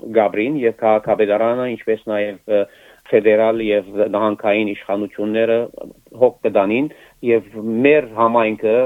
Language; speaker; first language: Armenian; early bilingual, heritage; Armenian